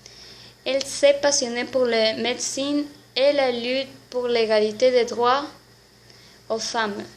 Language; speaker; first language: French; non-native, learner; Spanish